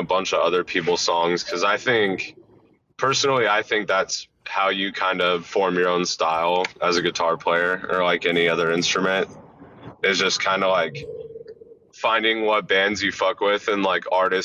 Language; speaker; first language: English; native; English